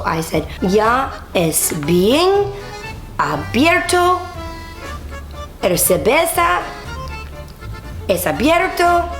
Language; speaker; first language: Spanish; non-native, learner; English